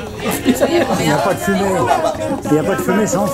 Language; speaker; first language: French; native; French